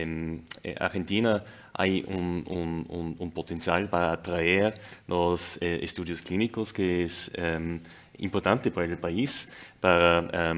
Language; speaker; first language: Spanish; non-native, fluent; German